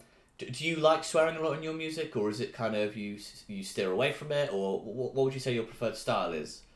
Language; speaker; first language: English; native; English